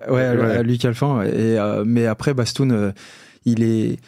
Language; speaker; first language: French; native; French